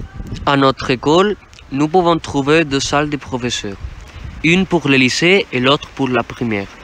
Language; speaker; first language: French; non-native, learner; Spanish